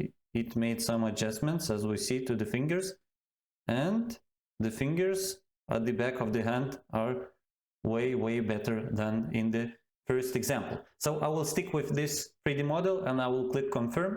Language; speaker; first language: English; non-native, fluent; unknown